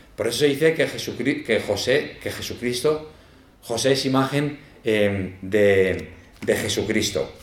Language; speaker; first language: Spanish; native; Spanish